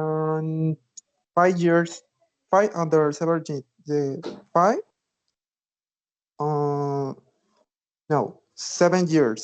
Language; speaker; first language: English; non-native, learner; Spanish